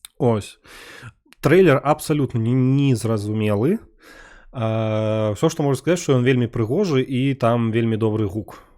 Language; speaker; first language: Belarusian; non-native, local second language; Russian